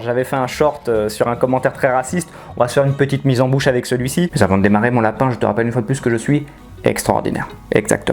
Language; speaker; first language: French; native; French